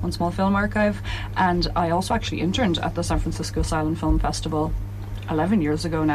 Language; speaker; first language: English; native; English